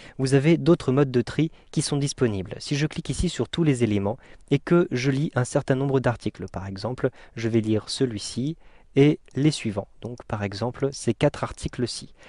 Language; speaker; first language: French; native; French